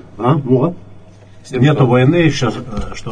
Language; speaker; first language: Russian; non-native, local second language; Chechen